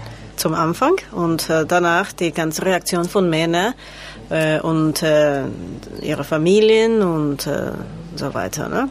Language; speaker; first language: German; non-native, learner; Spanish